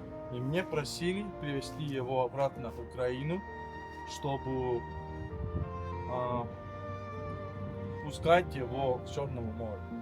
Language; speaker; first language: Russian; non-native, learner; Estonian